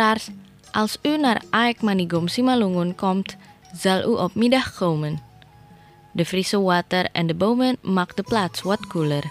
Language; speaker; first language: Dutch; non-native, learner; Indonesian